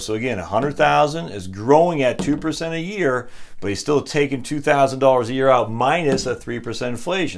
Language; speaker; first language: English; native; English